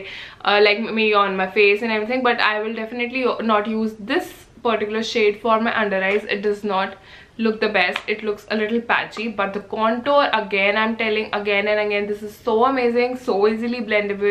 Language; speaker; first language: English; non-native, local second language; Hindi